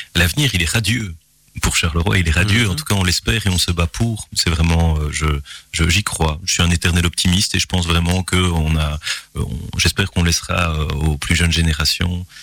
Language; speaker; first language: French; native; French